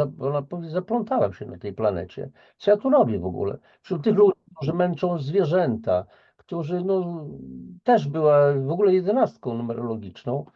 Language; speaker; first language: Polish; native; Polish